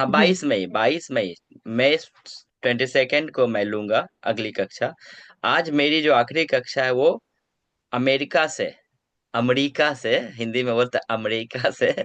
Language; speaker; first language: Hindi; native; Hindi